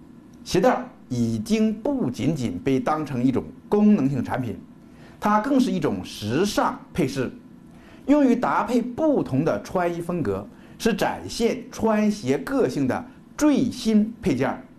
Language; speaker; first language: Chinese; native; Chinese